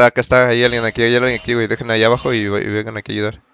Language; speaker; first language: Spanish; native; Spanish